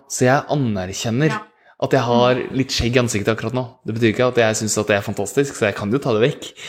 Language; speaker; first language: Norwegian; native; Norwegian